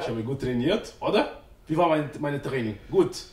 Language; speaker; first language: German; non-native, learner; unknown